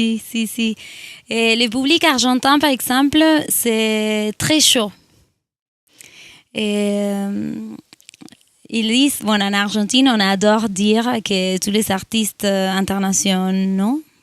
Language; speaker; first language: French; non-native, fluent; Spanish